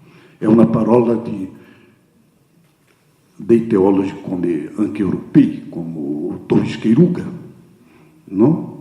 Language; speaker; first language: Italian; non-native, fluent; Portuguese